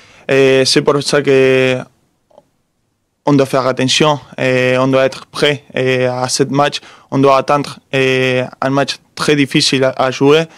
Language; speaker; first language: French; non-native, fluent; Spanish